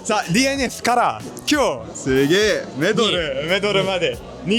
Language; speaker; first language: Japanese; non-native, learner; English